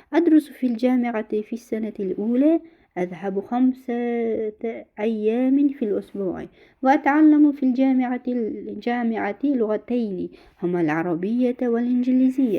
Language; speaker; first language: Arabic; non-native, fluent; Uzbek